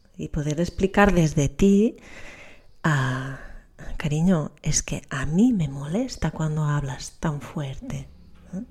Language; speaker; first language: Spanish; non-native, local second language; Catalan